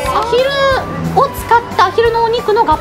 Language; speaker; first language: Japanese; native; Japanese